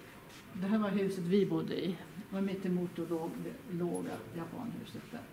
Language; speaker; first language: Swedish; native; Swedish